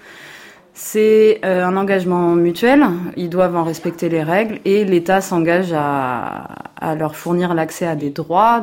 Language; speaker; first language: French; native; French